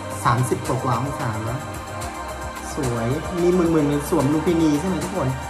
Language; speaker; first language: Thai; non-native, fluent; Vietnamese